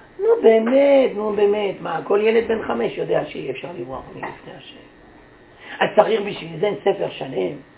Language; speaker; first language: Hebrew; native; Hebrew